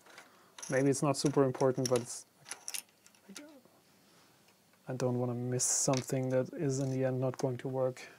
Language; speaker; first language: English; non-native, fluent; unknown